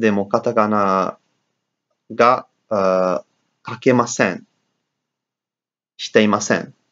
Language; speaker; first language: Japanese; non-native, learner; English